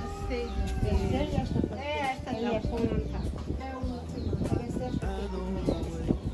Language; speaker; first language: Portuguese; early bilingual, heritage; Portuguese